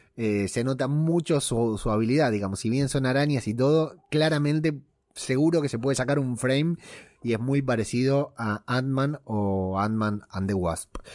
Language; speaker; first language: Spanish; native; Spanish